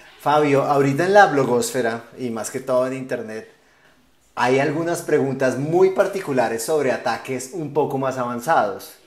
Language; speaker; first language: Spanish; native; Spanish